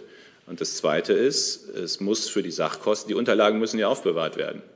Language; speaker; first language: German; native; German